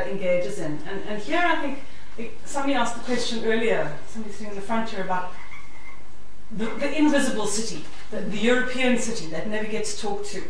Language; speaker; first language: English; native; English